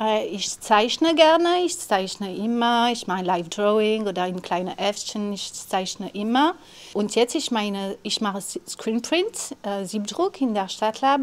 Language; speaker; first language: German; non-native, fluent; French